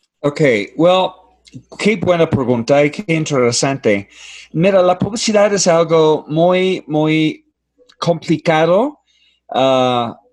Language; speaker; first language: Spanish; non-native, fluent; English